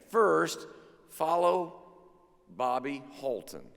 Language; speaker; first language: English; native; English